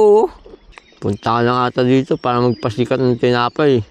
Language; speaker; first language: Filipino; native; Filipino